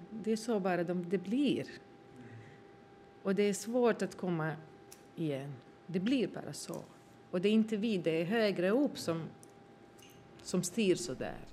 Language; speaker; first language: Swedish; non-native, fluent; Bosnian